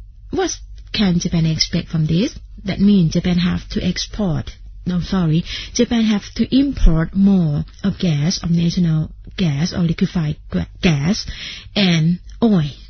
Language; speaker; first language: English; non-native, fluent; Thai